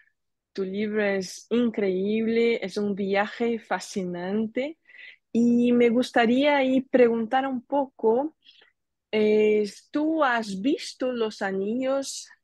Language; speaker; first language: Spanish; non-native, fluent; Portuguese